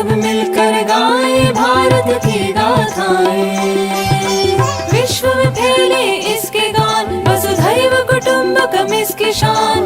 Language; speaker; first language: Hindi; non-native, local second language; Malayalam